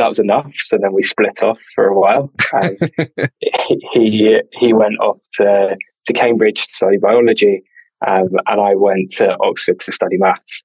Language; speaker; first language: English; native; English